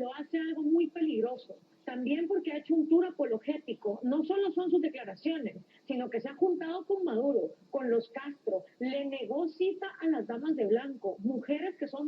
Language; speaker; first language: Spanish; native; Spanish